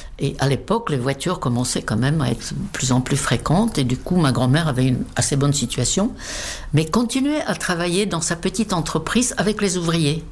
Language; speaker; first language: French; non-native, fluent; Czech